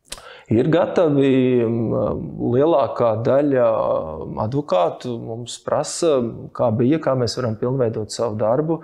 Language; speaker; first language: Latvian; native; Latvian